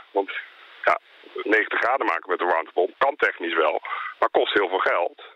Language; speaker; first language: Dutch; native; Dutch